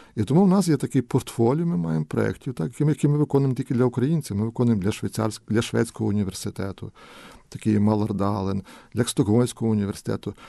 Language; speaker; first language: Ukrainian; native; Ukrainian